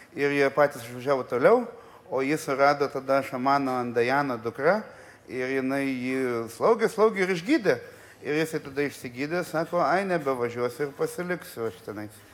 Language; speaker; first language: Lithuanian; early bilingual, other home language; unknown